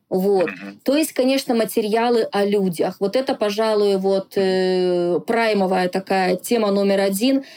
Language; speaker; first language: Russian; non-native, local second language; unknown